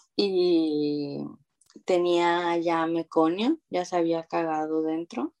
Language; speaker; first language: Spanish; native; Spanish